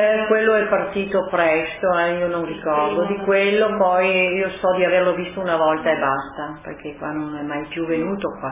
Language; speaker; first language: Italian; early bilingual, other home language; French